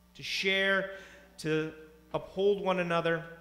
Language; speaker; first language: English; native; English